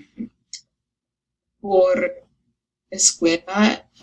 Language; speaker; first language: Spanish; non-native, learner; English